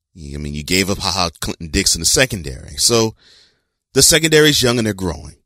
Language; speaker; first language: English; native; English